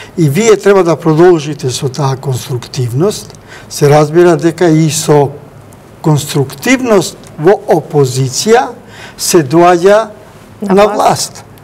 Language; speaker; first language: Macedonian; non-native, local second language; Albanian